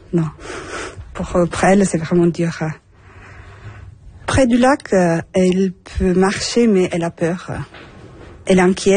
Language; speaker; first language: French; non-native, fluent; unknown